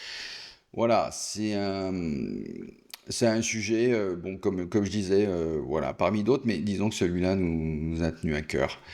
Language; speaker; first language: French; native; French